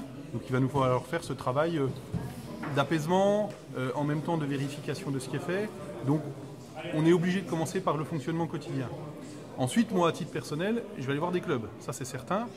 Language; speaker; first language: French; native; French